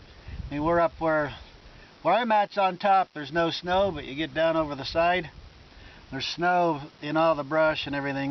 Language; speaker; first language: English; native; English